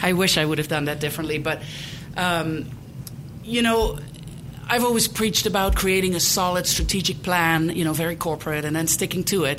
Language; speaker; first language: English; non-native, fluent; Dutch